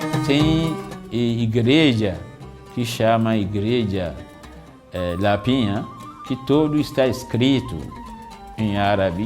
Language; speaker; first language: Portuguese; non-native, fluent; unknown